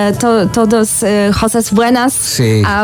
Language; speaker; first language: Spanish; non-native, learner; Polish